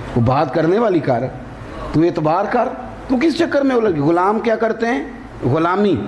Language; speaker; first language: Urdu; non-native, local second language; Punjabi